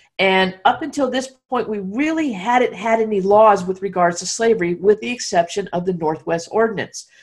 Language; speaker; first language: English; native; English